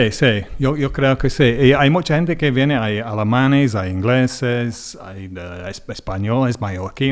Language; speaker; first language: Spanish; non-native, learner; English